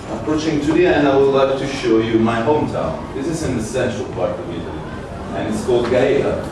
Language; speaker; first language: English; non-native, learner; Italian